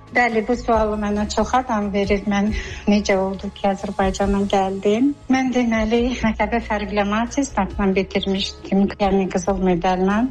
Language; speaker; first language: Azerbaijani; non-native, fluent; Georgian